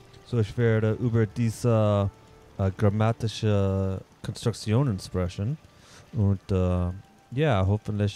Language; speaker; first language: German; non-native, learner; English